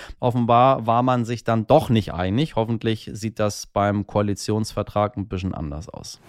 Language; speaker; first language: German; early bilingual, other home language; Persian